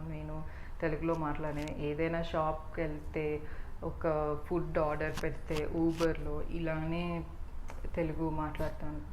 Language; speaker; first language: Telugu; non-native, learner; Tamil